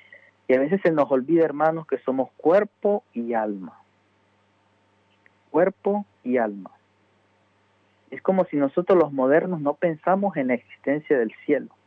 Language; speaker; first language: Spanish; native; Spanish